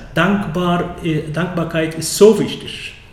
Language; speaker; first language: German; non-native, fluent; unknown